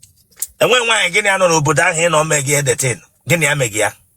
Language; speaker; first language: Igbo; native; Igbo